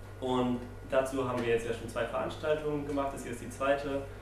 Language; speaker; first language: German; native; German